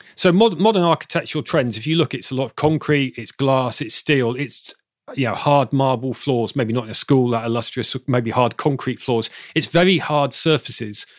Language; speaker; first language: English; native; English